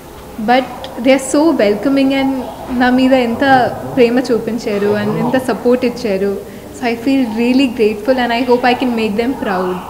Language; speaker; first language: Telugu; non-native, fluent; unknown